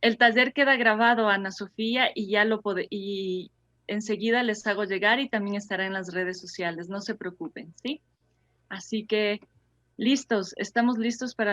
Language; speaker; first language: Spanish; native; Spanish